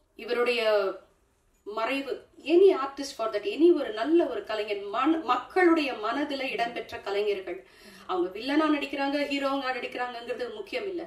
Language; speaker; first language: Tamil; native; Tamil